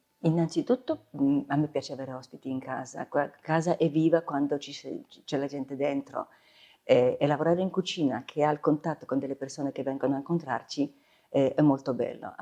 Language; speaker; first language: Italian; non-native, fluent; Polish